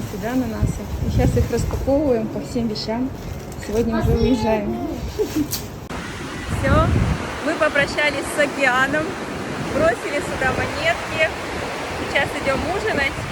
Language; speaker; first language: Russian; native; Russian